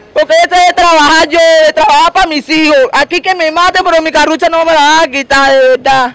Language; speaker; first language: Spanish; native; Spanish